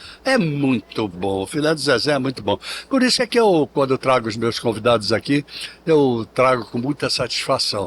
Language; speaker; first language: Portuguese; native; Portuguese